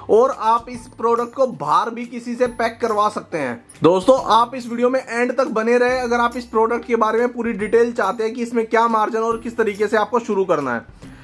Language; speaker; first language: Hindi; native; Hindi